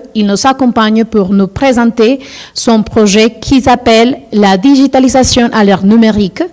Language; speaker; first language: French; non-native, fluent; Spanish